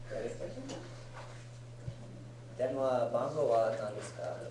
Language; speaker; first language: Japanese; non-native, learner; English